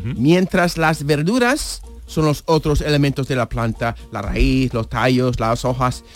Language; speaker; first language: Spanish; non-native, fluent; English